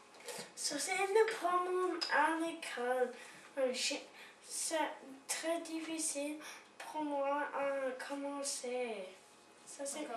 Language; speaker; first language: French; non-native, learner; English